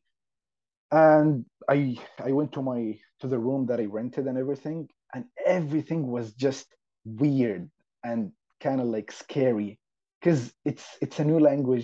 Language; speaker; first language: English; non-native, fluent; Arabic